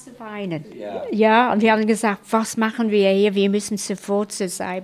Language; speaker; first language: German; non-native, fluent; English